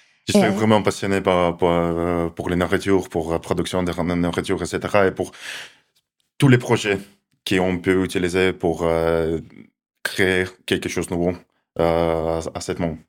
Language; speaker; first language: French; non-native, learner; Russian